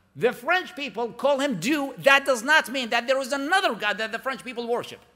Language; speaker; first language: English; non-native, fluent; Arabic